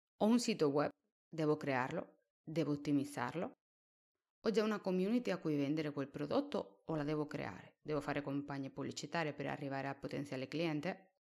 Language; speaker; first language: Italian; non-native, fluent; Spanish